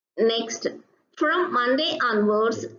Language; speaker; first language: English; non-native, local second language; Tamil